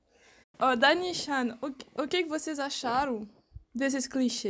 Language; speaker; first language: Portuguese; non-native, fluent; French